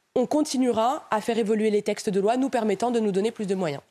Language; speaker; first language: French; native; French